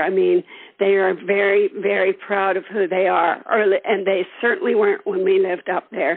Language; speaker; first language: English; native; English